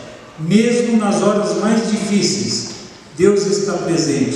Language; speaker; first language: Portuguese; native; Portuguese